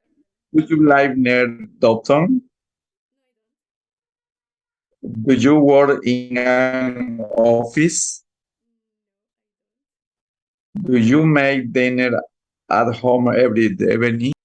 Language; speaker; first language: English; non-native, learner; Spanish